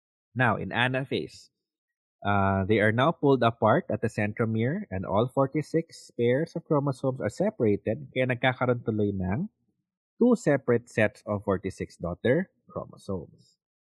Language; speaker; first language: English; non-native, local second language; Filipino